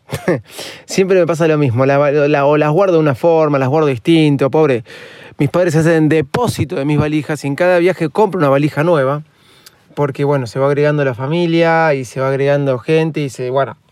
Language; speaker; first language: Spanish; native; Spanish